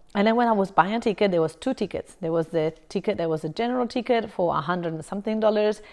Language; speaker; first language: English; non-native, fluent; Italian